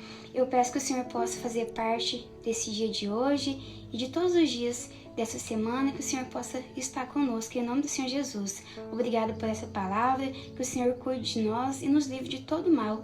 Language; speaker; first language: Portuguese; native; Portuguese